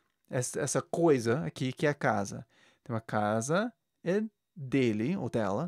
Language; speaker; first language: Portuguese; non-native, fluent; English